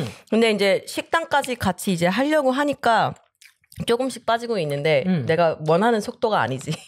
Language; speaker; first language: Korean; early bilingual, heritage; Korean